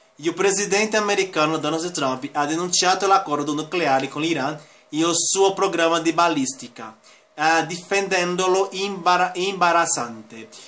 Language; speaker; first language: Italian; non-native, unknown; Spanish